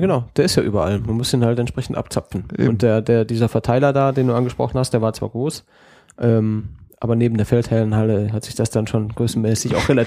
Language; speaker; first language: German; native; German